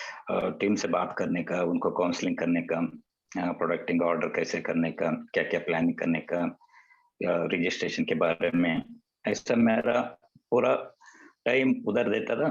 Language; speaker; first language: Hindi; non-native, local second language; Kannada